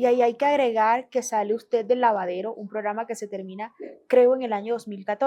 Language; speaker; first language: Spanish; native; Spanish